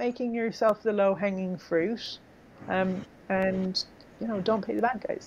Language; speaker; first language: English; native; English